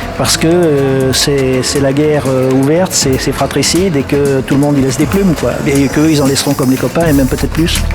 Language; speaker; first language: French; native; French